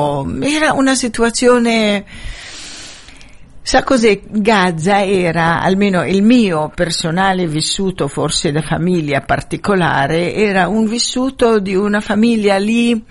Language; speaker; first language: Italian; non-native, fluent; Arabic